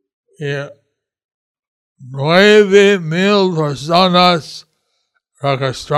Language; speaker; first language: Spanish; non-native, learner; English